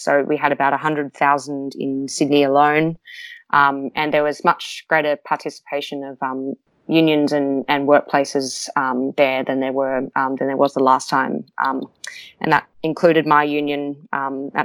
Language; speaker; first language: English; native; English